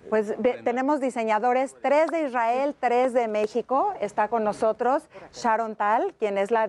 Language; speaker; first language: Spanish; native; Spanish